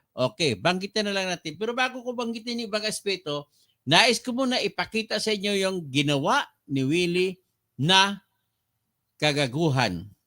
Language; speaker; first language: Filipino; non-native, local second language; Cebuano